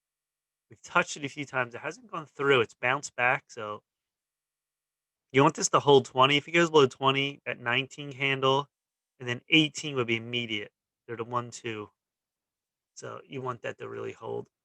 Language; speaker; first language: English; native; English